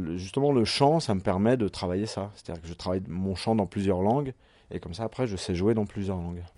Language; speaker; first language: French; native; French